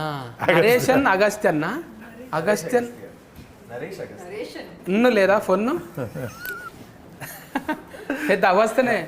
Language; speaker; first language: Telugu; native; Telugu